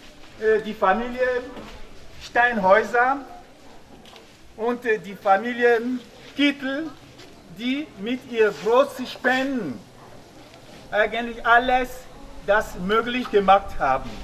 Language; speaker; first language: German; non-native, fluent; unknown